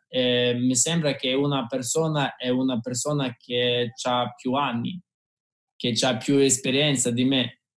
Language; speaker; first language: Italian; non-native, fluent; Russian